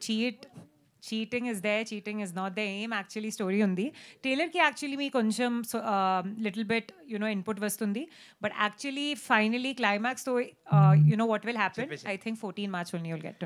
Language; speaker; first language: Telugu; non-native, learner; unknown